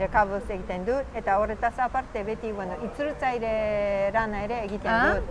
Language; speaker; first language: Basque; non-native, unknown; Japanese